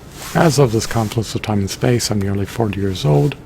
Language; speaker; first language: English; native; English